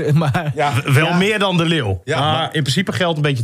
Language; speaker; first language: Dutch; native; Dutch